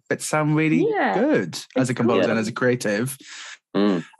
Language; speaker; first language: English; native; English